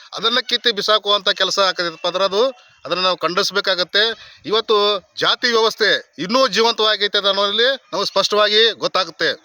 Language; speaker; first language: Kannada; native; Kannada